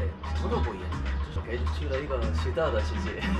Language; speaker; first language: Chinese; non-native, fluent; Arabic